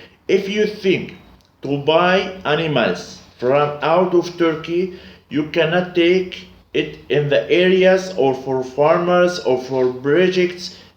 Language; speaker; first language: English; non-native, learner; Arabic